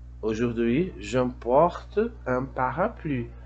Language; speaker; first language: French; non-native, fluent; Portuguese